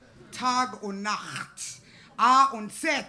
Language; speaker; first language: German; non-native, fluent; English